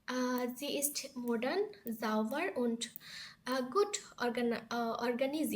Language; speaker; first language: German; non-native, learner; Bangla